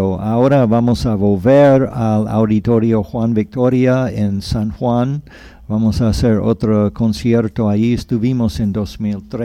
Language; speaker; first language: Spanish; non-native, fluent; English